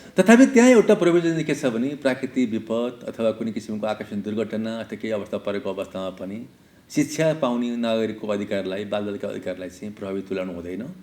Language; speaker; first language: Nepali; native; Nepali